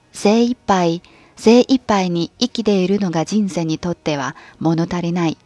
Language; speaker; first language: Japanese; non-native, fluent; Chinese